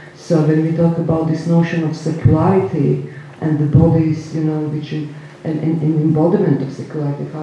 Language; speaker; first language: English; non-native, fluent; Croatian